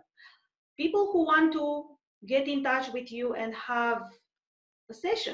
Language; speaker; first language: English; non-native, fluent; Romanian